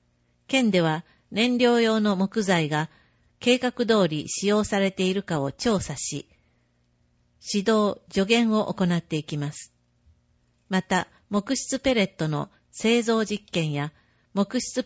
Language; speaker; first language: Japanese; native; Japanese